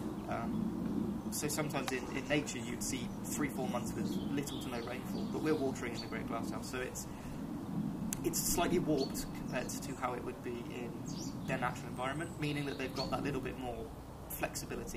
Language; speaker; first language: English; native; English